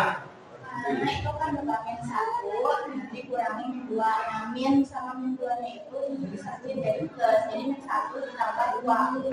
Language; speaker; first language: Indonesian; native; Indonesian